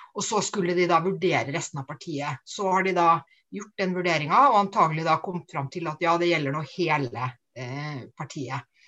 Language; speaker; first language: Norwegian; native; Norwegian